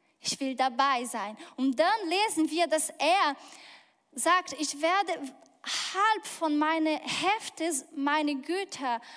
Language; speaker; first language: German; non-native, fluent; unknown